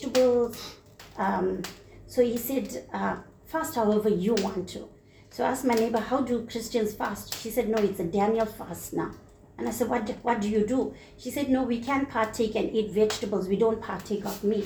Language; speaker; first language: English; native; English